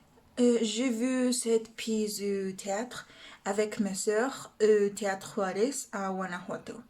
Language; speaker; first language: French; non-native, learner; Spanish